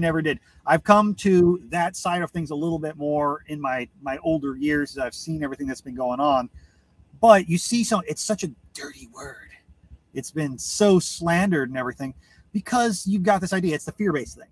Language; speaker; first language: English; native; English